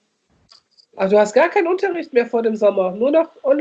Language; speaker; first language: German; native; German